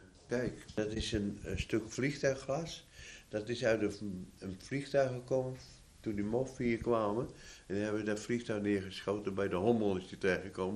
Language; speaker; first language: Dutch; native; Dutch